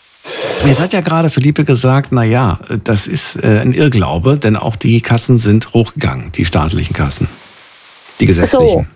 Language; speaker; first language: German; native; German